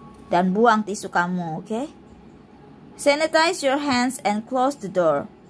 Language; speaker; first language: English; non-native, learner; Indonesian